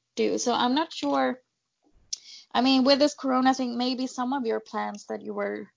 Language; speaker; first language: English; non-native, fluent; Swedish